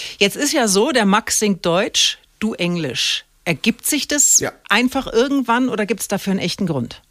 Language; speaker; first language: German; native; German